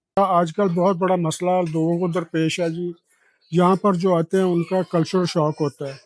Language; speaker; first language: Urdu; non-native, local second language; Punjabi